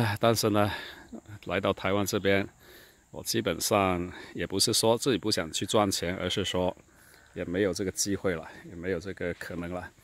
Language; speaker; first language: Chinese; non-native, local second language; Cantonese